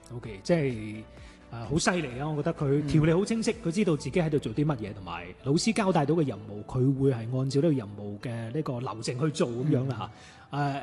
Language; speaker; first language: Cantonese; native; Cantonese